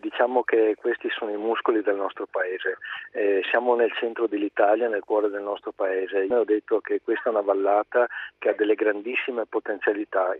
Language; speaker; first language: Italian; native; Italian